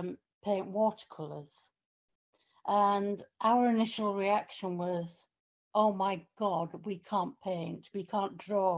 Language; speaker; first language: English; native; English